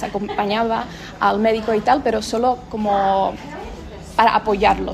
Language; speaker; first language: Spanish; non-native, fluent; Czech